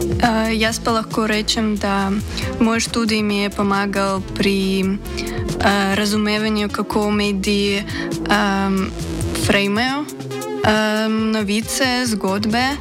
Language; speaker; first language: Slovenian; non-native, fluent; Ukrainian